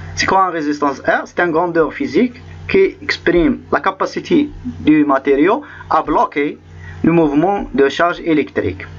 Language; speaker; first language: French; non-native, local second language; Arabic